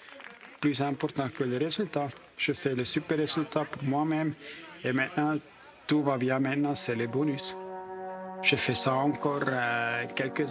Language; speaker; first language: French; non-native, local second language; German